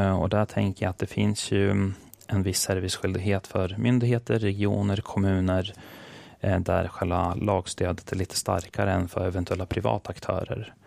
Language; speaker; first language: Swedish; early bilingual, other home language; Serbian